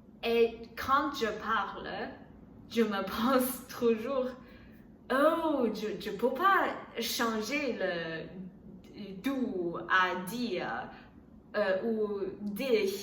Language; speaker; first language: French; non-native, learner; Chinese